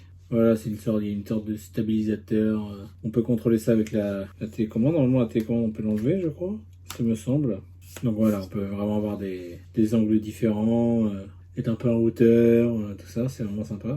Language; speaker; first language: French; native; French